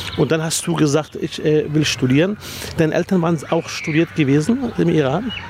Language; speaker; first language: German; early bilingual, other home language; Arabic